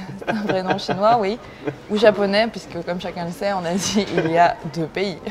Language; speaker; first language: French; early bilingual, other home language; Korean